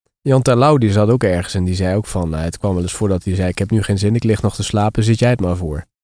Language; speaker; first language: Dutch; native; Dutch